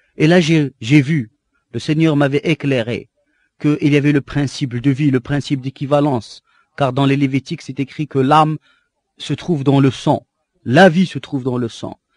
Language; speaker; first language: French; non-native, local second language; Arabic